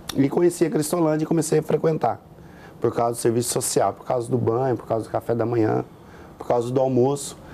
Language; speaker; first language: Portuguese; native; Portuguese